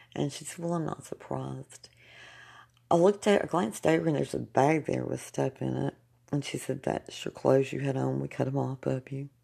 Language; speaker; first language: English; native; English